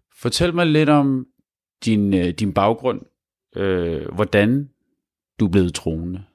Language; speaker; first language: Danish; early bilingual, other home language; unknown